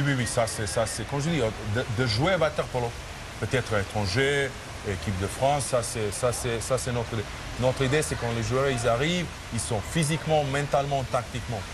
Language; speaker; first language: French; non-native, fluent; Serbian